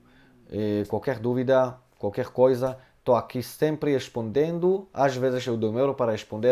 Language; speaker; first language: Portuguese; non-native, fluent; Hebrew